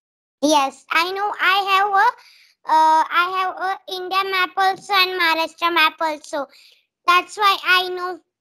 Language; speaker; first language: English; non-native, learner; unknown